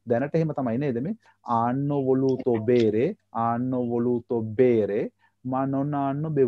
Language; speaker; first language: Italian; non-native, fluent; Sinhala